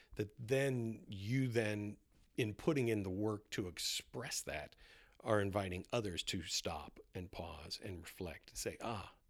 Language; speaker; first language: English; native; English